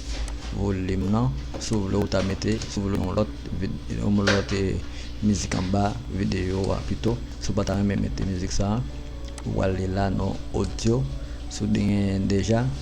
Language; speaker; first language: French; non-native, learner; Haitian Creole